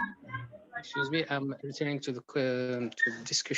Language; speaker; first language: English; non-native, local second language; Arabic